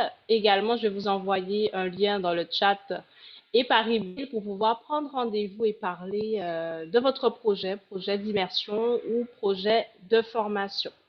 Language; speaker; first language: French; native; French